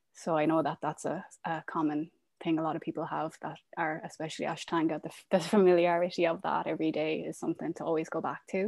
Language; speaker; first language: English; native; English